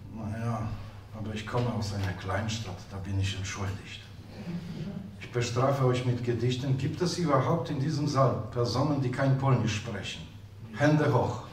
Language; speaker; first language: German; non-native, fluent; Polish